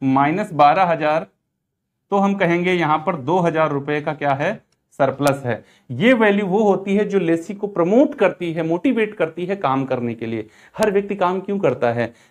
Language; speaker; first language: Hindi; native; Hindi